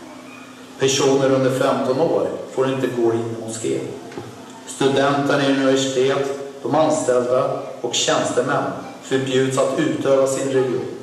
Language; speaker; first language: Swedish; non-native, fluent; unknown